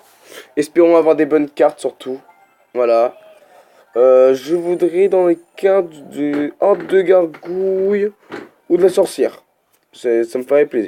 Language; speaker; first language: French; native; French